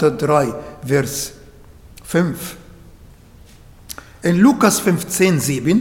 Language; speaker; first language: German; non-native, fluent; Arabic